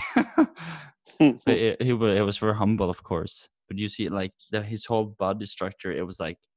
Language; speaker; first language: English; non-native, fluent; Norwegian